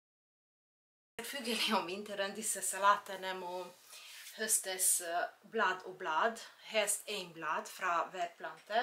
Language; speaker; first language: Norwegian; non-native, fluent; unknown